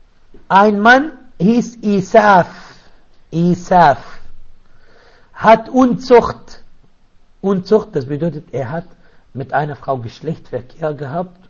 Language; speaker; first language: German; non-native, fluent; Arabic